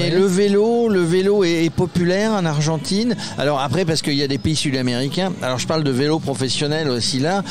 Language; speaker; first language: French; native; French